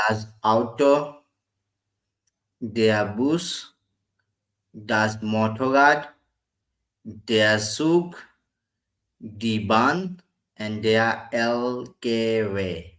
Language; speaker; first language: German; non-native, learner; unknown